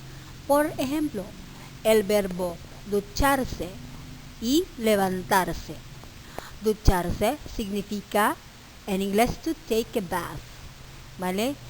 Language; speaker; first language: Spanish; non-native, fluent; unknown